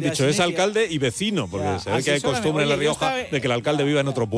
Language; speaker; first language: Spanish; native; Spanish